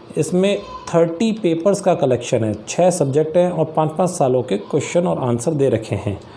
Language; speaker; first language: Hindi; native; Hindi